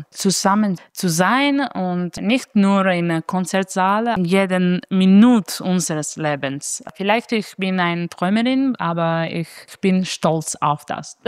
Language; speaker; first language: German; non-native, fluent; Italian